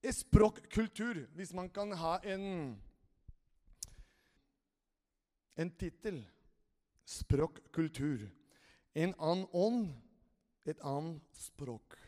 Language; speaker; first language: Norwegian; non-native, fluent; Spanish